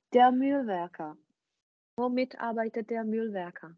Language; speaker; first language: German; non-native, fluent; Czech